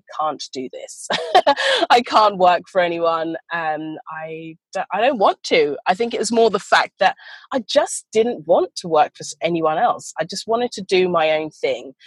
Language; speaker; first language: English; native; English